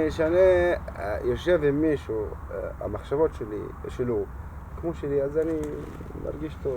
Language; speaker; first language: Hebrew; non-native, local second language; Arabic